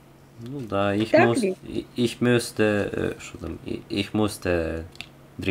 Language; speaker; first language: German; non-native, learner; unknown